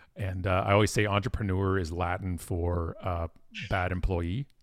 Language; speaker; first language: English; native; English